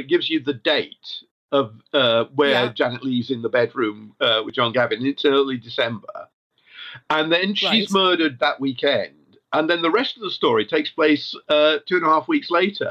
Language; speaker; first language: English; native; English